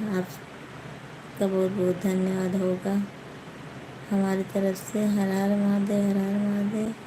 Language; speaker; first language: Hindi; native; Hindi